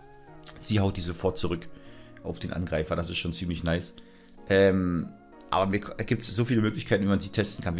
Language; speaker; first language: German; native; German